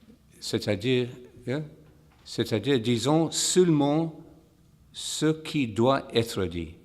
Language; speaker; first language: French; non-native, fluent; English